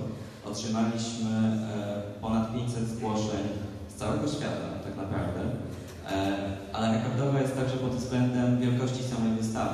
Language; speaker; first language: Polish; native; Polish